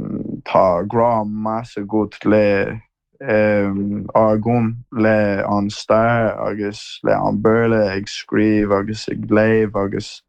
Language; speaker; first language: Irish; non-native, learner; English